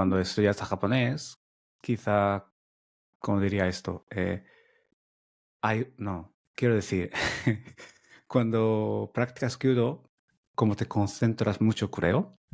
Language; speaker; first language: Spanish; non-native, fluent; Japanese